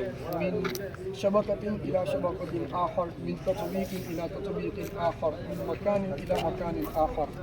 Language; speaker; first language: Arabic; non-native, learner; Urdu